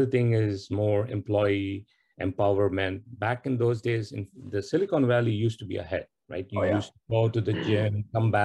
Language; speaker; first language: English; non-native, local second language; Tamil